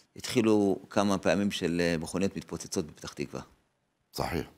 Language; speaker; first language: Hebrew; native; Hebrew